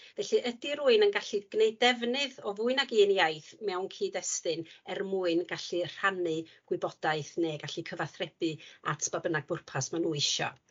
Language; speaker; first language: Welsh; native; Welsh